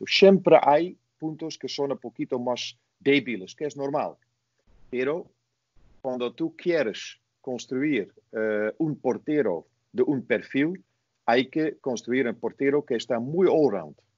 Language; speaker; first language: Spanish; non-native, fluent; Dutch